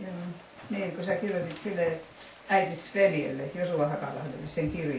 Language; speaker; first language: Finnish; native; Finnish